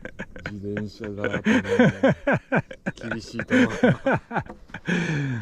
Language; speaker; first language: Japanese; native; Japanese